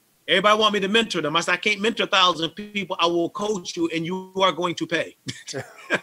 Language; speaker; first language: English; native; English